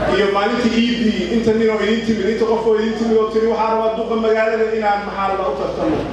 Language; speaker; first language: Somali; early bilingual, heritage; Somali